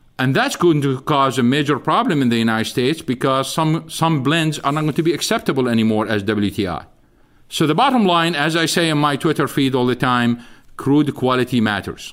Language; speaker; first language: English; non-native, fluent; Arabic